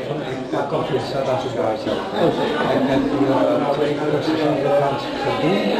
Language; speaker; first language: Dutch; early bilingual, heritage; Dutch